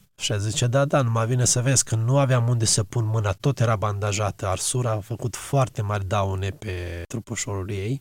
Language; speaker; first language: Romanian; native; Romanian